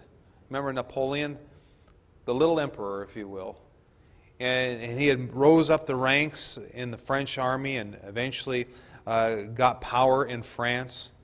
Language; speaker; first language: English; native; English